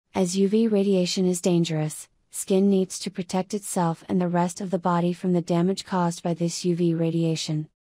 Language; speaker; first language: English; non-native, fluent; Finnish